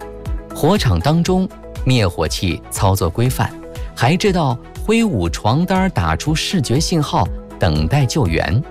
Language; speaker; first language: Chinese; native; Chinese